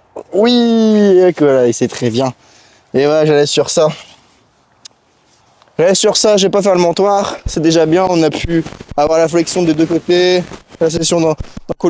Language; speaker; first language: French; native; French